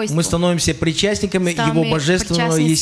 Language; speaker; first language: Russian; native; Russian